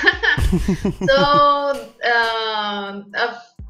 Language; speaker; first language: English; non-native, fluent; Portuguese